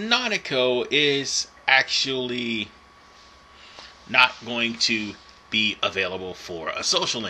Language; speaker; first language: English; native; English